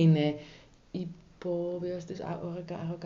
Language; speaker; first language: Greek; non-native, learner; German